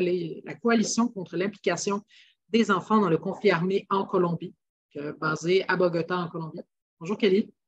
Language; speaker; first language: French; native; French